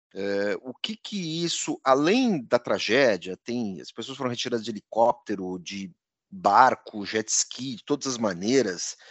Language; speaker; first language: Portuguese; native; Portuguese